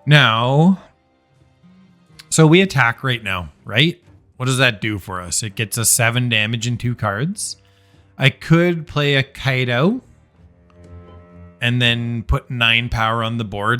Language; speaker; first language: English; native; English